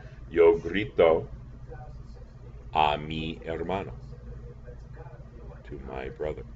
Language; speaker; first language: Spanish; non-native, fluent; English